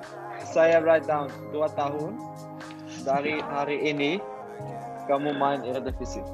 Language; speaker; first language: Indonesian; non-native, learner; Dutch